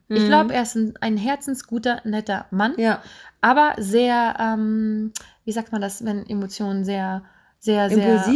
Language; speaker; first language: German; native; German